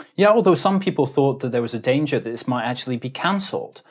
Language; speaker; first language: English; native; English